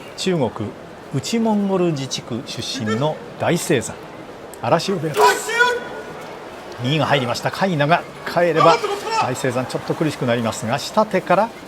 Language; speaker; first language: Japanese; native; Japanese